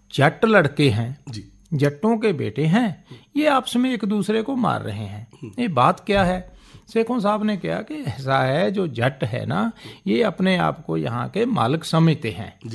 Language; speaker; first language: Hindi; non-native, local second language; Punjabi